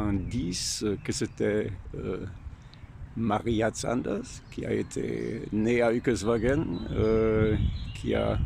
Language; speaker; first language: French; non-native, fluent; German